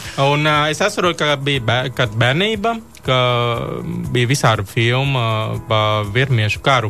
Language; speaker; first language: Latvian; non-native, fluent; Vietnamese